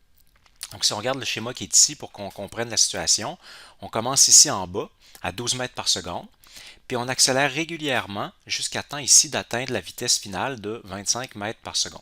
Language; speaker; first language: French; native; French